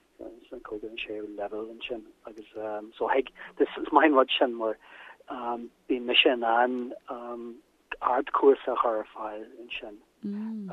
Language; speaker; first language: Irish; non-native, learner; German